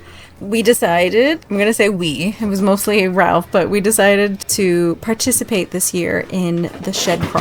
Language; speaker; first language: English; native; English